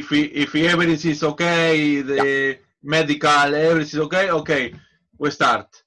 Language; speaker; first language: English; non-native, learner; Spanish